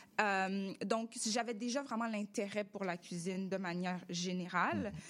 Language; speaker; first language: French; early bilingual, other home language; Russian